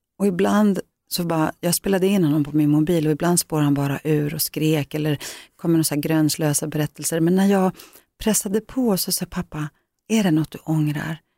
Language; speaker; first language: Swedish; early bilingual, other home language; Greek